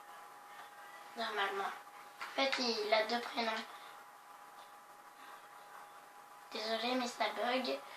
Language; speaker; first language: French; native; French